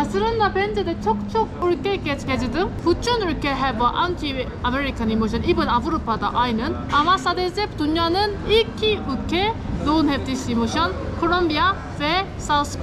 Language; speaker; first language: Turkish; non-native, learner; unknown